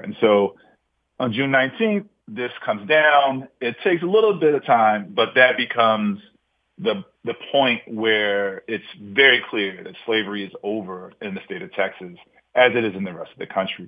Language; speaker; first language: English; native; English